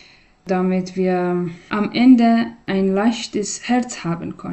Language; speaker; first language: German; non-native, learner; Persian